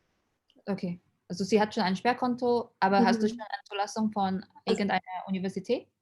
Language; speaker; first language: German; non-native, fluent; Indonesian